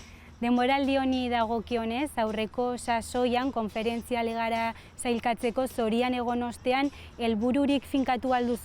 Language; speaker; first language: Basque; native; Basque